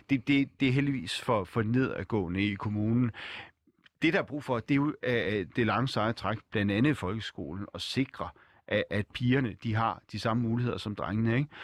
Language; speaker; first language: Danish; native; Danish